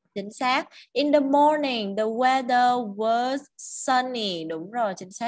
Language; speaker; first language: English; non-native, fluent; Vietnamese